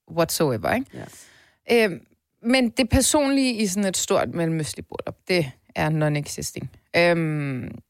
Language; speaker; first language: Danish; early bilingual, other home language; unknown